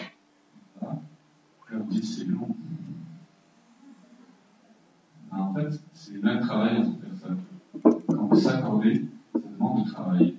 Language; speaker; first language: French; native; French